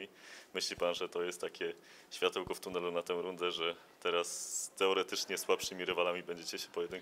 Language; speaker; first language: Polish; native; Polish